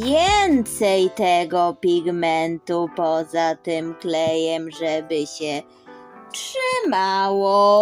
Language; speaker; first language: Polish; early bilingual, heritage; Polish